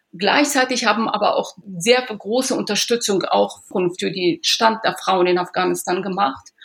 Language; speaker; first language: German; early bilingual, other home language; Persian